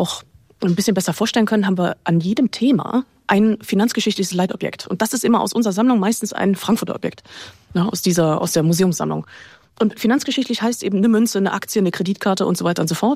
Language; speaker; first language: German; native; German